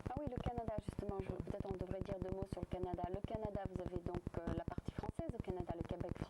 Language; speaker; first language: French; native; French